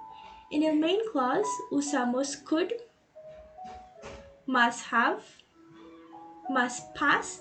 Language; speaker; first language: Spanish; non-native, fluent; English